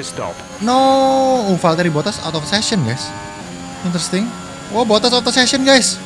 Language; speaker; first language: English; non-native, fluent; Indonesian